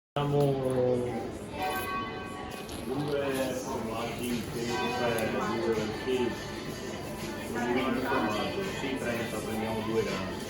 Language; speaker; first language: Italian; non-native, learner; Punjabi